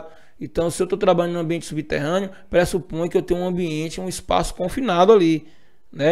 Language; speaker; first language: Portuguese; native; Portuguese